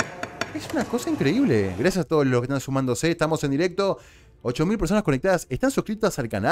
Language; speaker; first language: Spanish; native; Spanish